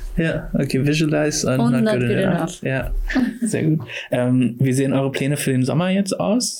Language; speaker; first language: German; native; German